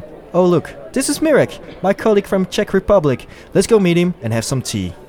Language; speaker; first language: English; non-native, learner; Turkish